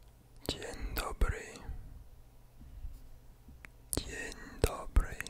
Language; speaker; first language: Polish; early bilingual, heritage; French